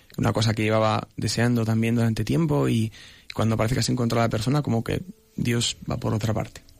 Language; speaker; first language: Spanish; native; Spanish